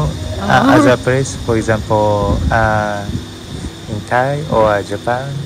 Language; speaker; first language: English; non-native, learner; Japanese